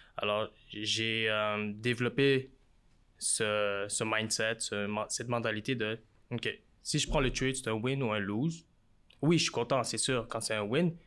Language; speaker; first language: French; native; French